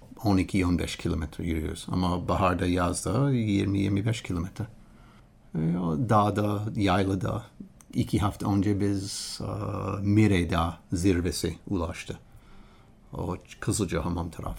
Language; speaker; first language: Turkish; non-native, learner; English